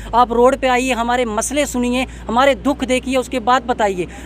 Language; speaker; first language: Hindi; native; Hindi